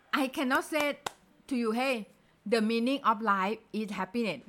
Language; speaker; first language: English; non-native, learner; Thai